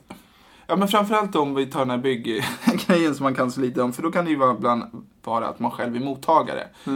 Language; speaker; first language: Swedish; native; Swedish